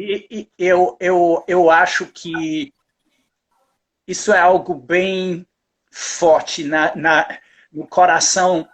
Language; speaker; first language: Portuguese; non-native, fluent; English